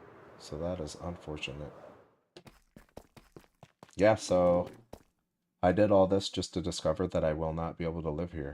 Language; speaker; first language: English; native; English